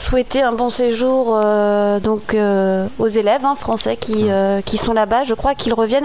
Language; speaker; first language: French; native; French